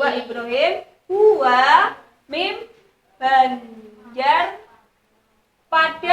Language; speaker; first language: Arabic; non-native, fluent; Indonesian